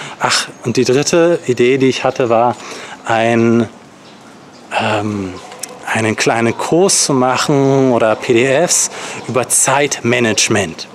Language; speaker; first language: German; native; German